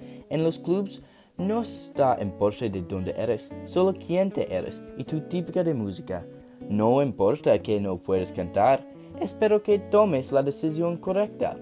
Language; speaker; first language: Spanish; non-native, learner; English